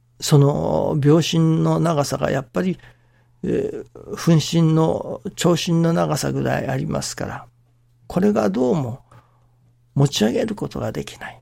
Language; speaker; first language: Japanese; native; Japanese